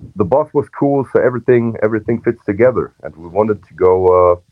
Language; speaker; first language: English; non-native, fluent; German